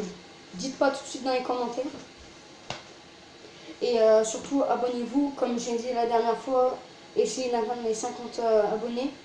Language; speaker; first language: French; native; French